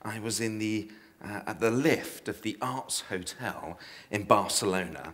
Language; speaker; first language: English; native; English